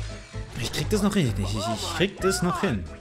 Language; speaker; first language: German; native; German